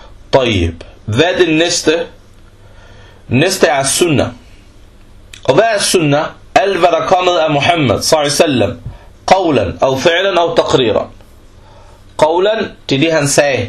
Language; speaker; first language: Danish; non-native, fluent; Arabic